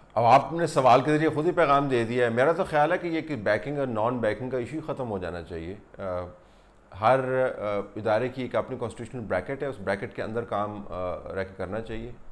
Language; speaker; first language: Urdu; native; Urdu